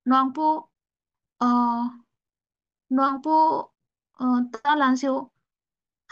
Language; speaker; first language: Chinese; non-native, learner; Bangla